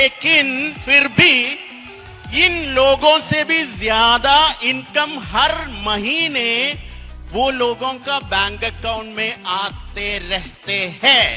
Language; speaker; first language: Hindi; non-native, fluent; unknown